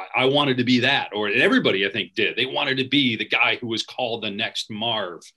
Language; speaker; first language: English; native; English